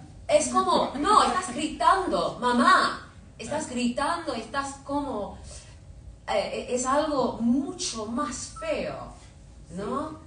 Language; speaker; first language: Spanish; non-native, fluent; English